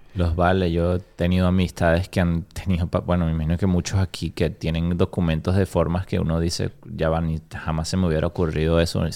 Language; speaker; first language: Spanish; native; Spanish